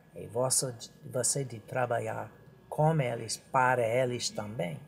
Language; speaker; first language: Portuguese; non-native, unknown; English